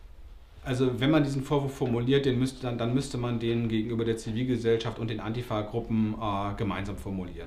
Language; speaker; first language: German; native; German